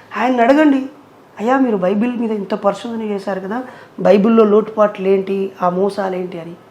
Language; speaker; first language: Telugu; native; Telugu